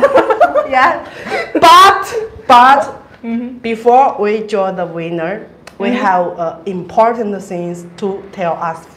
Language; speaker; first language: English; non-native, learner; Chinese